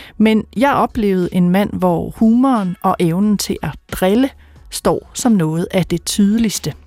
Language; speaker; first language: Danish; native; Danish